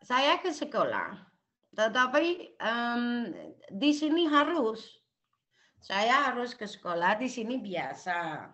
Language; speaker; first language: Indonesian; non-native, local second language; Javanese